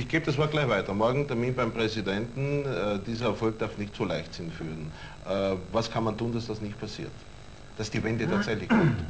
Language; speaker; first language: German; native; German